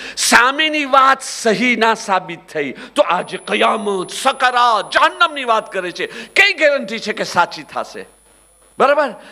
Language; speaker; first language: Gujarati; early bilingual, heritage; Gujarati